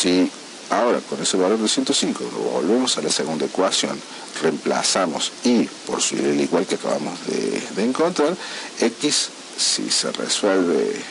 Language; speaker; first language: Spanish; native; Spanish